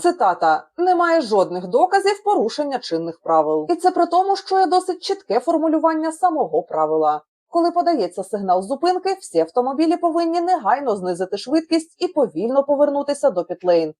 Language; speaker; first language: Ukrainian; native; Ukrainian